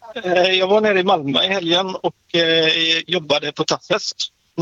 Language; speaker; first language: Swedish; native; Swedish